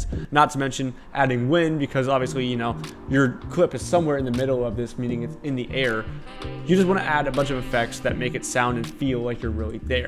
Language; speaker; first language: English; native; English